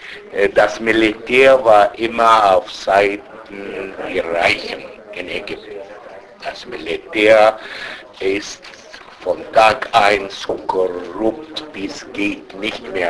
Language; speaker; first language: German; non-native, fluent; Arabic